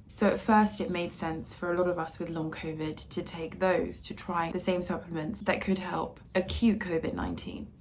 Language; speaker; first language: English; native; English